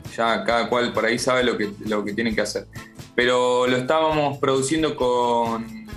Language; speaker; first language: Spanish; native; Spanish